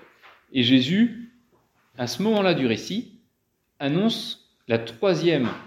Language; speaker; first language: French; native; French